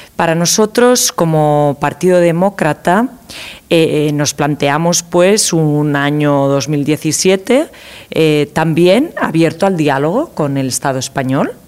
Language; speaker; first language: Spanish; non-native, local second language; Catalan